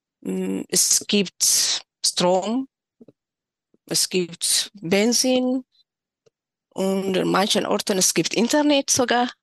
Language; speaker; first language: German; non-native, learner; Tigrinya